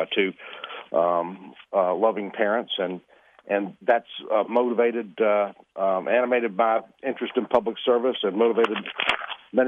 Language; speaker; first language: English; native; English